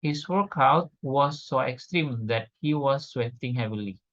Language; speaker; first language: English; non-native, fluent; Indonesian